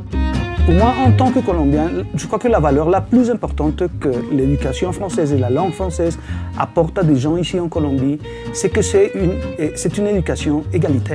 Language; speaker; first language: French; non-native, fluent; Spanish